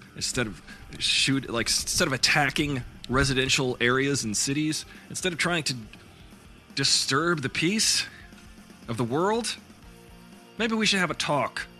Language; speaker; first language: English; native; English